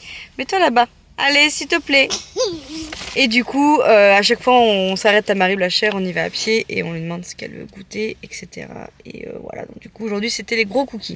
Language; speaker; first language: French; native; French